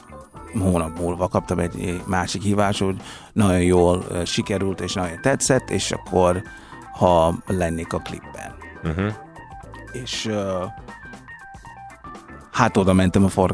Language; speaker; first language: Hungarian; non-native, fluent; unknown